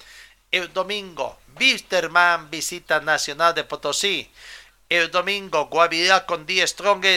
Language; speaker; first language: Spanish; native; Spanish